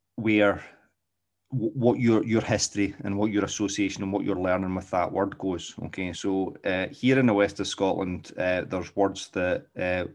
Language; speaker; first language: English; native; English